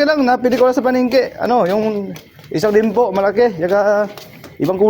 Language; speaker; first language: Filipino; non-native, local second language; Cebuano